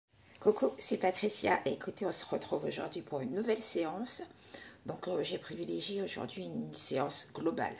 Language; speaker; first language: French; native; French